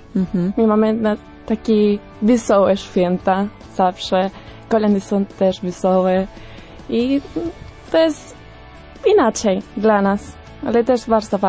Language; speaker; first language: Polish; early bilingual, heritage; Spanish